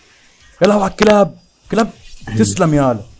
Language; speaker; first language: Arabic; native; Arabic